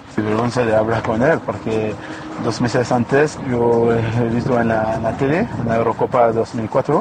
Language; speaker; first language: Spanish; non-native, learner; French